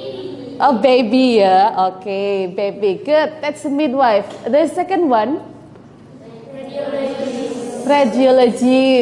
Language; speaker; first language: English; non-native, fluent; Indonesian